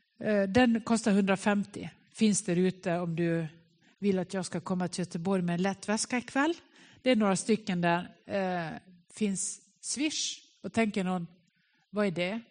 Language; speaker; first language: Swedish; native; Swedish